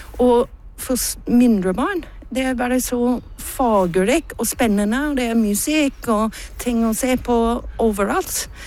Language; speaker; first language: Norwegian; non-native, learner; English